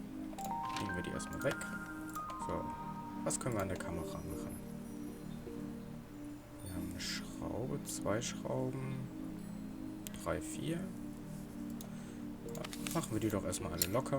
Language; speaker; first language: German; native; German